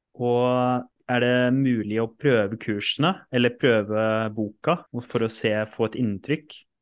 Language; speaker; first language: Norwegian; native; Norwegian